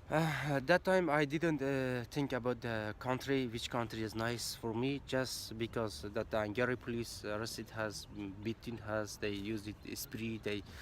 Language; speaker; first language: English; non-native, learner; Persian